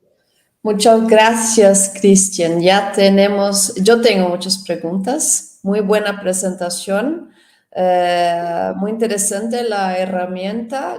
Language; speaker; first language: Spanish; non-native, fluent; Portuguese